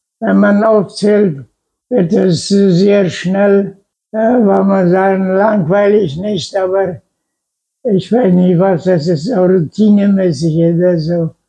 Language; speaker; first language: German; non-native, local second language; Low German